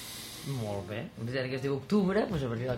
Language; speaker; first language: Catalan; native; Catalan